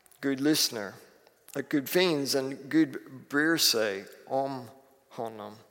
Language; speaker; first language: Swedish; non-native, fluent; English